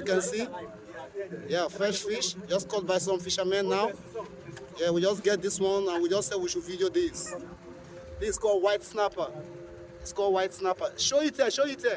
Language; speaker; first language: English; non-native, local second language; Yoruba